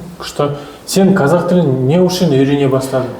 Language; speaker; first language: Kazakh; native; Kazakh